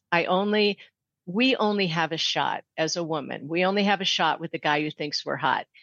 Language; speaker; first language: English; native; English